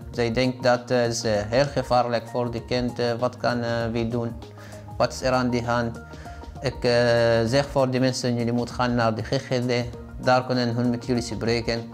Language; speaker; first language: Dutch; non-native, learner; Arabic